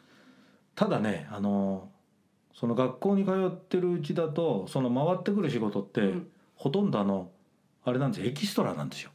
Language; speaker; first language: Japanese; native; Japanese